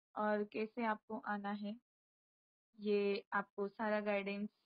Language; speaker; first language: Hindi; non-native, local second language; Marathi